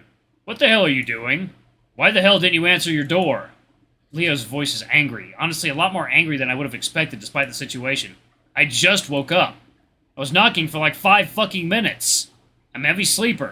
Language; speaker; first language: English; native; English